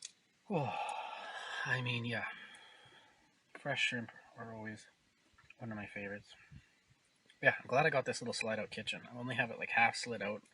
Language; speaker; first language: English; native; English